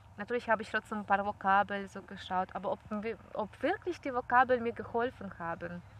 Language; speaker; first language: German; non-native, fluent; Russian